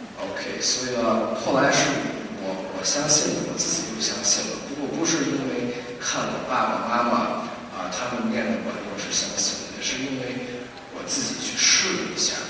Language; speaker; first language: Chinese; early bilingual, heritage; Chinese